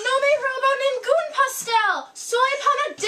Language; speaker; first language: Spanish; non-native, learner; English